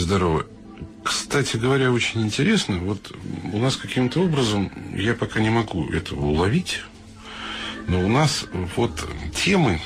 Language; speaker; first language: Russian; native; Russian